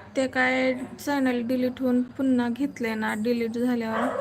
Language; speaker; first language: Marathi; non-native, local second language; Kannada